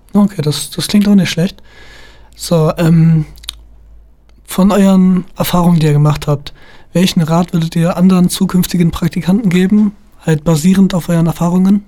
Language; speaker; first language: German; native; German